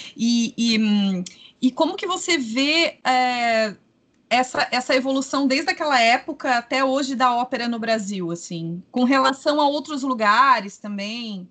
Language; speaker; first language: Portuguese; native; Portuguese